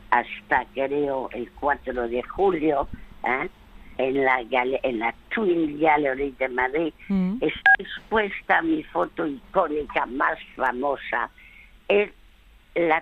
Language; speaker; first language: Spanish; early bilingual, other home language; French